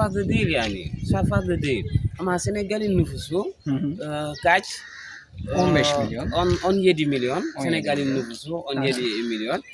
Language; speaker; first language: Turkish; non-native, learner; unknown